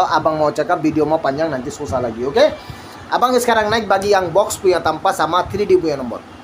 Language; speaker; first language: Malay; non-native, learner; Bangla